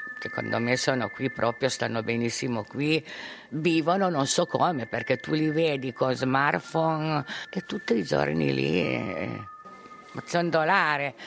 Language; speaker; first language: Italian; native; Italian